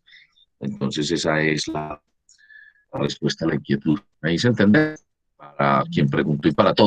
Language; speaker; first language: Spanish; native; Spanish